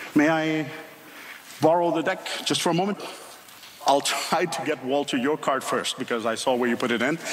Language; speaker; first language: English; non-native, fluent; Finnish